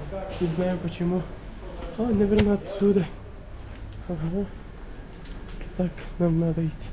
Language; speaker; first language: Russian; non-native, learner; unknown